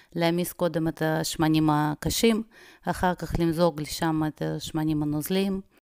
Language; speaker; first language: Hebrew; non-native, fluent; Russian